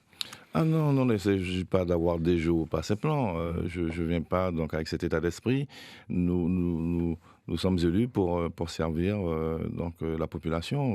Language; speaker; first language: French; native; French